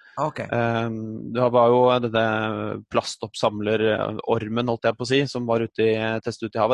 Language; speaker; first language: Norwegian; native; Norwegian